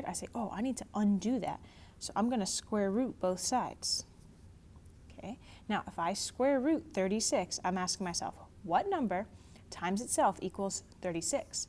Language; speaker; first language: English; native; English